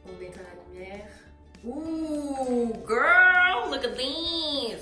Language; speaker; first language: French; early bilingual, other home language; Arabic